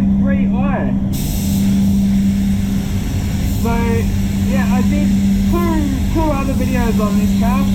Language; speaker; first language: English; native; English